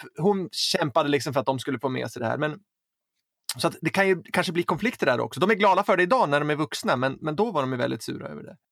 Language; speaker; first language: Swedish; native; Swedish